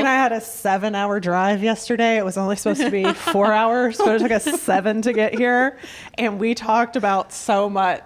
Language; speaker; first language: English; native; English